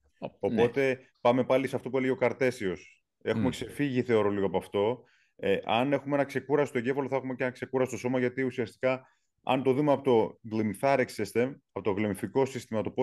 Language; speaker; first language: Greek; native; Greek